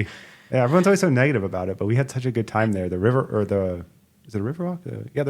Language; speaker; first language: English; native; English